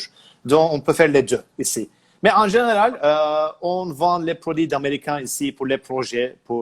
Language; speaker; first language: French; non-native, learner; Turkish